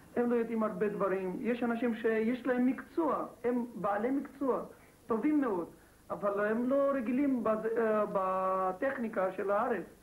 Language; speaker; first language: Hebrew; non-native, fluent; Georgian